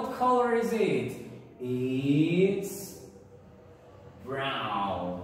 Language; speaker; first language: English; non-native, fluent; Portuguese